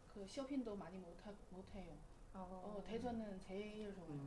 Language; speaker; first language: Korean; non-native, learner; Chinese